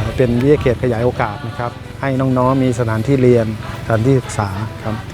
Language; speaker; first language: Thai; native; Thai